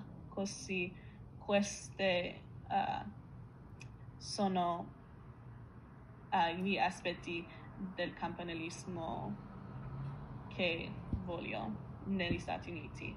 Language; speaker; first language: Italian; non-native, learner; English